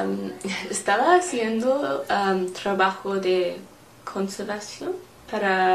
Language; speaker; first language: Spanish; non-native, learner; English